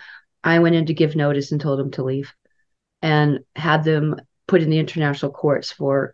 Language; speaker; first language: English; native; English